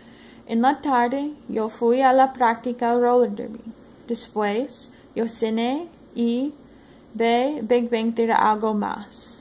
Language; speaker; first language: Spanish; non-native, learner; English